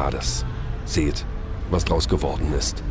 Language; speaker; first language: German; native; German